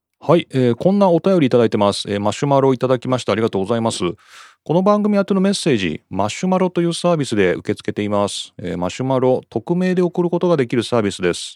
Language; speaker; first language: Japanese; native; Japanese